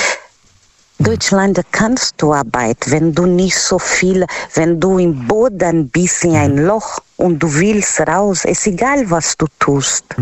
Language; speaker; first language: German; non-native, learner; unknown